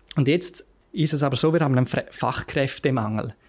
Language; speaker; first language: German; native; German